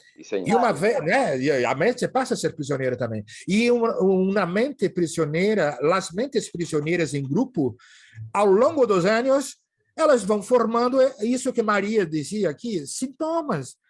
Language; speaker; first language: Portuguese; native; Portuguese